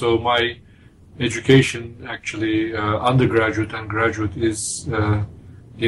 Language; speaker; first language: English; non-native, fluent; Turkish